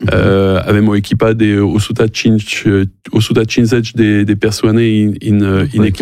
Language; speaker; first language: Romanian; non-native, learner; French